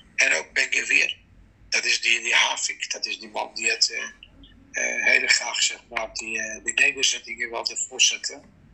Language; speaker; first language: Dutch; non-native, fluent; Persian